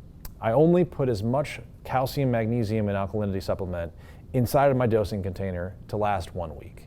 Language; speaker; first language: English; native; English